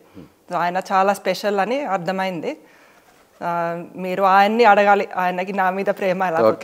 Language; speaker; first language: Telugu; non-native, fluent; Finnish